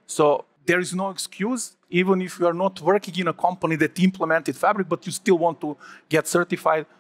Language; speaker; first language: English; non-native, fluent; Serbian